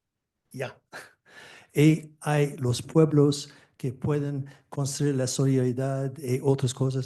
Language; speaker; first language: Spanish; non-native, fluent; French